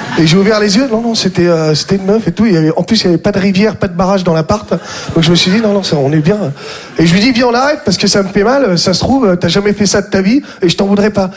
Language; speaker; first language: French; native; French